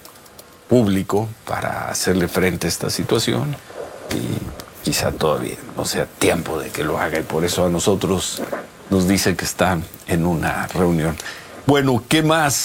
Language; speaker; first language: Spanish; native; Spanish